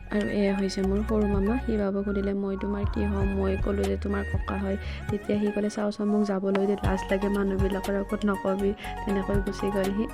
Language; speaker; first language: Assamese; native; Assamese